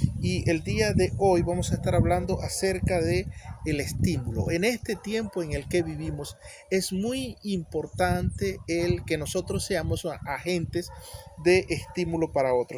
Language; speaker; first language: Spanish; native; Spanish